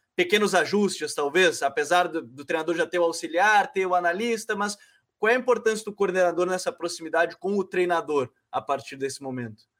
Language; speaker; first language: Portuguese; native; Portuguese